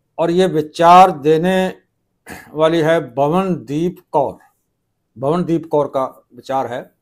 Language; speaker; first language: Hindi; non-native, local second language; Punjabi